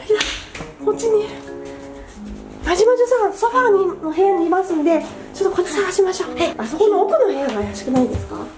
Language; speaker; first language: Japanese; native; Japanese